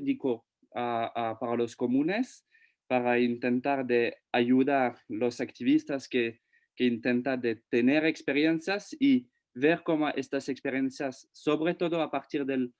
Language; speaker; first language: Spanish; non-native, fluent; French